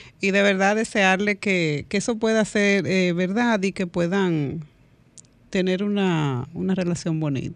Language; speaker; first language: Spanish; native; Spanish